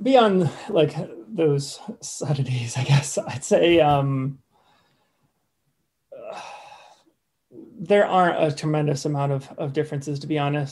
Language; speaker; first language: English; native; English